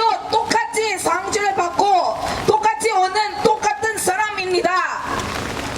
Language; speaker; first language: Korean; non-native, fluent; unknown